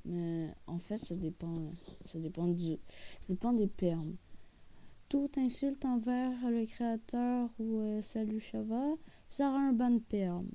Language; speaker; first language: French; native; French